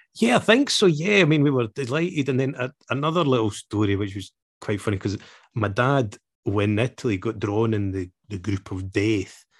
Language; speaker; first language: English; native; English